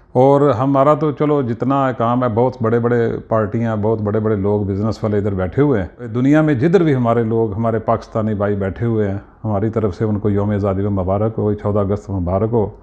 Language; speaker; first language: Urdu; non-native, local second language; Punjabi